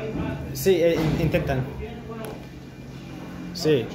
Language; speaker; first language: Spanish; non-native, learner; English